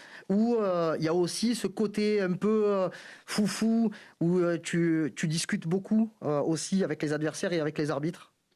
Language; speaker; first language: French; native; French